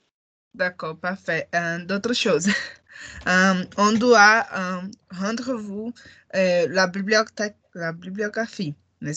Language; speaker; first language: French; non-native, learner; Portuguese